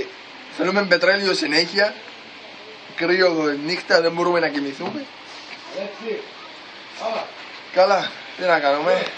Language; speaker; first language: Greek; non-native, learner; Arabic